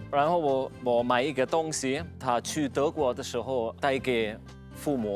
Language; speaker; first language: Chinese; non-native, fluent; German